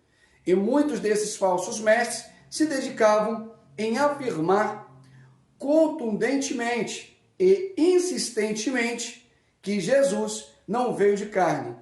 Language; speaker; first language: Portuguese; native; Portuguese